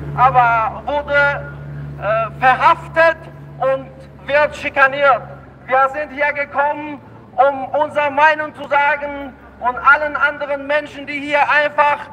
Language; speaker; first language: German; non-native, fluent; Tajik